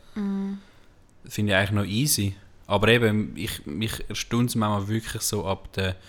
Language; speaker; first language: German; native; German